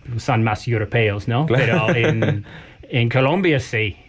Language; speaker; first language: Spanish; non-native, learner; English